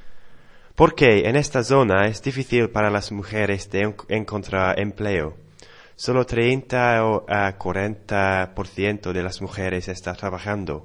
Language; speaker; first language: Spanish; non-native, learner; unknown